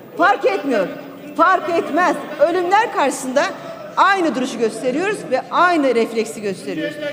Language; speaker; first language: Turkish; non-native, local second language; Kurdish